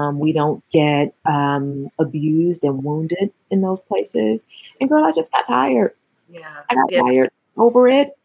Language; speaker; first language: English; native; English